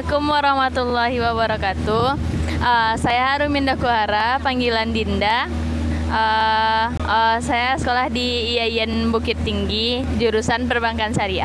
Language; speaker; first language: Indonesian; non-native, local second language; Minangkabau